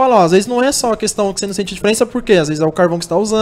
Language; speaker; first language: Portuguese; native; Portuguese